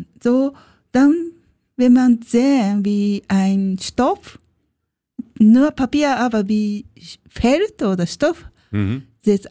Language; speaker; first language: German; non-native, learner; Japanese